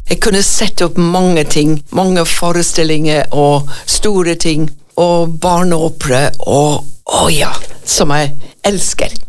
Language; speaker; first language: Norwegian; non-native, fluent; English